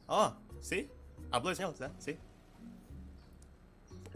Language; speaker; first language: Spanish; non-native, learner; Indonesian